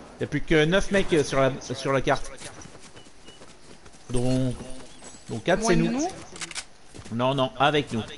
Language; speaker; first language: French; native; French